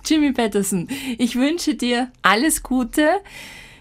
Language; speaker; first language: German; native; German